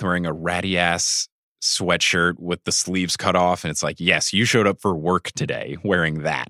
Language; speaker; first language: English; native; English